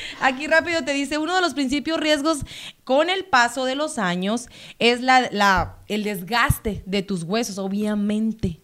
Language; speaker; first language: Spanish; native; Spanish